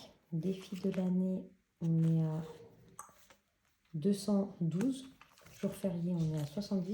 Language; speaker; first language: French; native; French